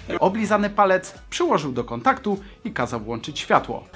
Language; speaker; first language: Polish; native; Polish